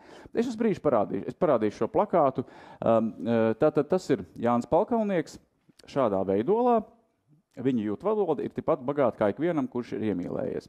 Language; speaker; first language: Latvian; native; Latvian